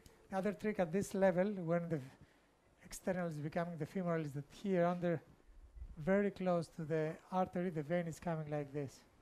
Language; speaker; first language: English; non-native, fluent; Greek